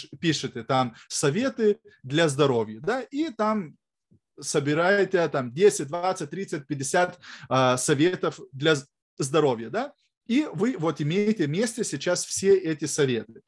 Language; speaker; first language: Russian; non-native, fluent; Lithuanian